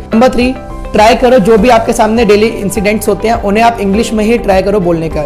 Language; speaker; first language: Hindi; native; Hindi